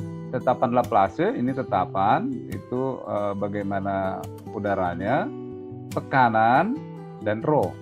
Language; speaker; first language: Indonesian; native; Indonesian